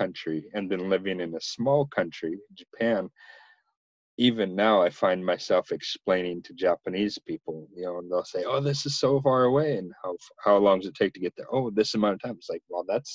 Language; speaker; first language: English; native; English